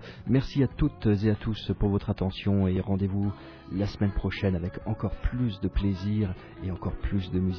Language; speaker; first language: French; native; French